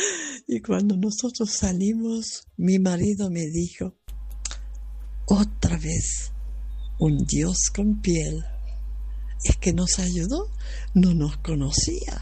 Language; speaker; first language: Spanish; non-native, fluent; German